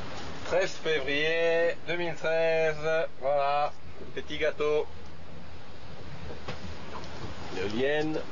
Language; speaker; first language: French; non-native, fluent; Italian